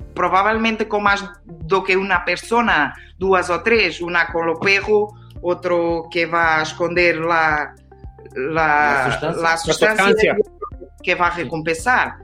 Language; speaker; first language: Spanish; non-native, learner; Portuguese